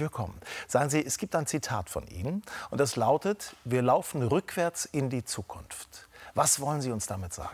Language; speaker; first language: German; native; German